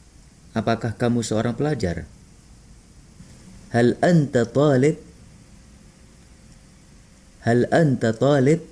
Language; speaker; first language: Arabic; non-native, local second language; Indonesian